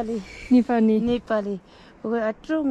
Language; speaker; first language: Chinese; non-native, local second language; Sherpa